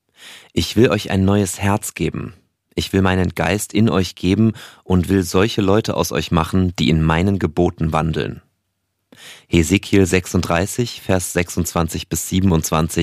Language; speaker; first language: German; native; German